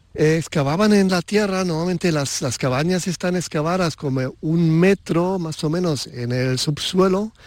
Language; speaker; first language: Spanish; non-native, fluent; German